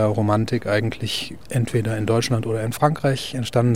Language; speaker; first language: German; native; German